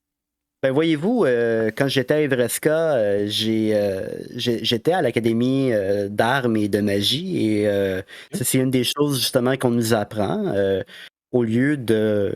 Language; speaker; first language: French; native; French